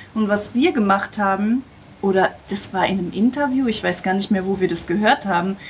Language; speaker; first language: German; native; German